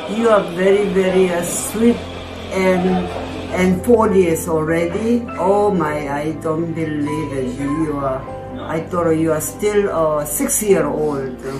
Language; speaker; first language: English; non-native, fluent; Korean